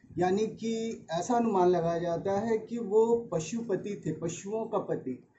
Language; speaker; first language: Hindi; native; Hindi